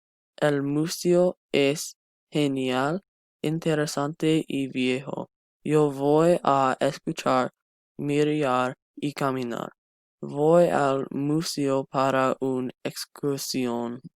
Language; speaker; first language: Spanish; non-native, learner; English